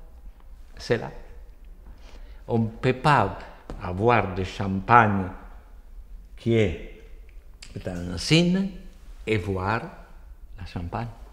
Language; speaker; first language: French; non-native, fluent; Italian